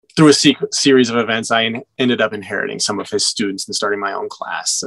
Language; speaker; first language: English; native; English